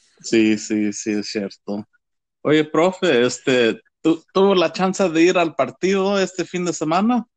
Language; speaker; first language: Spanish; early bilingual, heritage; Spanish